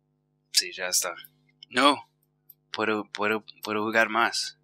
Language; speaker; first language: Spanish; non-native, fluent; English